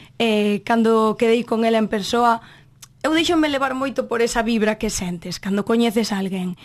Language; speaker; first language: Galician; native; Galician